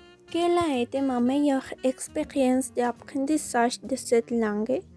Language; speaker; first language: French; non-native, learner; Spanish